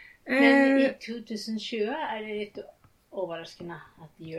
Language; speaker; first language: Norwegian; non-native, fluent; Japanese